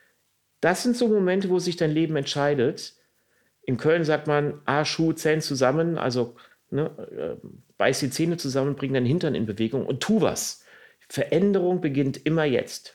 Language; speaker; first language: German; native; German